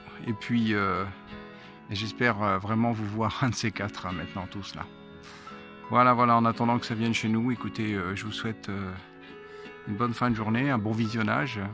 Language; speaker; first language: French; native; French